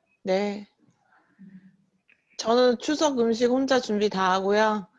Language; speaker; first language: Korean; native; Korean